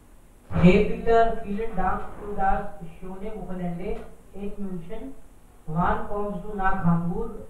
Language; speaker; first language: German; non-native, learner; Hindi